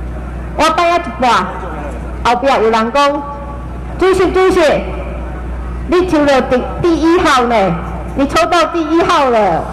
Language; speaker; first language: Chinese; native; Chinese